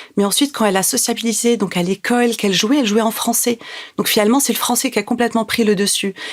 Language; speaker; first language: French; non-native, local second language; Arabic